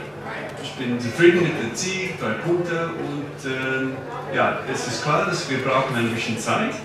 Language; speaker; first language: German; non-native, learner; English